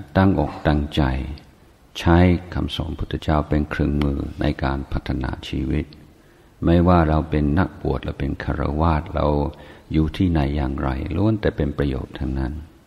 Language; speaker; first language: Thai; non-native, fluent; English